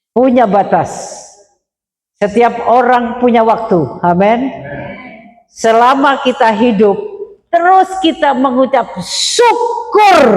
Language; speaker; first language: Indonesian; non-native, local second language; Madurese